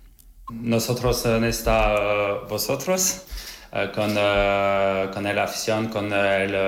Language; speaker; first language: Spanish; non-native, learner; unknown